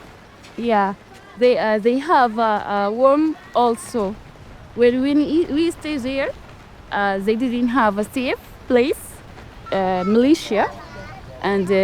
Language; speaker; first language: English; non-native, learner; Arabic